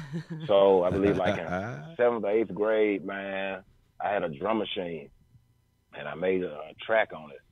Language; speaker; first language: English; native; English